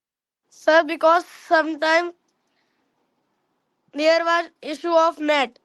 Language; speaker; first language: English; non-native, learner; Hindi